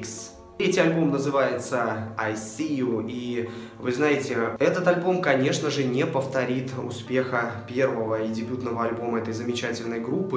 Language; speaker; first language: Russian; native; Russian